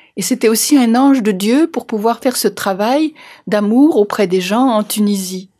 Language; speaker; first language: French; native; French